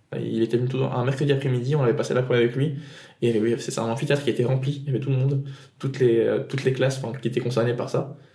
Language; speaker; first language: French; non-native, local second language; Arabic